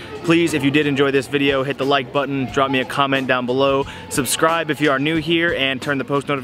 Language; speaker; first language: English; native; English